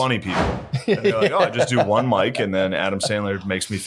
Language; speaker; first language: English; native; English